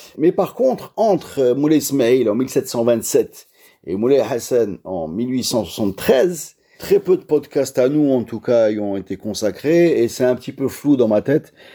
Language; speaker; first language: French; non-native, local second language; Arabic